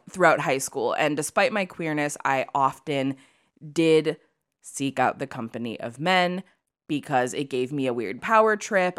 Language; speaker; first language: English; native; English